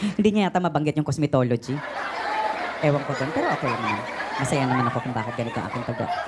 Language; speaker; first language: Filipino; non-native, local second language; Waray